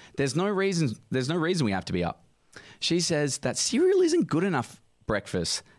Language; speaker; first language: English; native; English